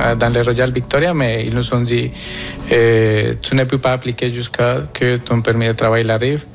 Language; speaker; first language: French; non-native, fluent; Spanish